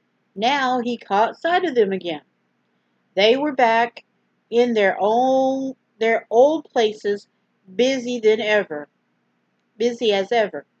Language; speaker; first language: English; native; English